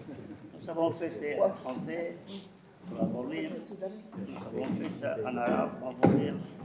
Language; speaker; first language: French; non-native, fluent; Spanish